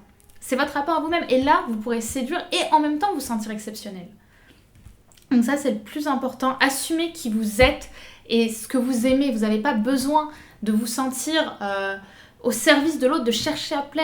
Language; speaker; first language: French; native; French